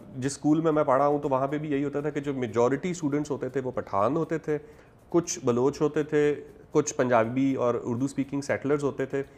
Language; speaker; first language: Urdu; non-native, local second language; Punjabi